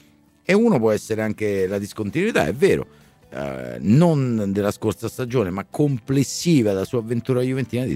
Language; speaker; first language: Italian; native; Italian